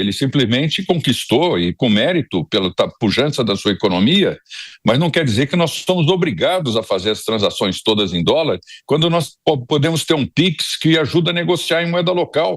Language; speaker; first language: Portuguese; native; Portuguese